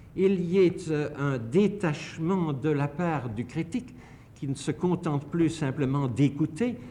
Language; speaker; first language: French; native; French